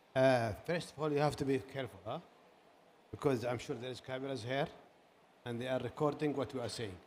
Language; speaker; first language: English; non-native, learner; Arabic